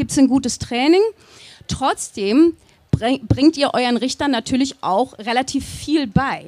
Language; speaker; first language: German; native; German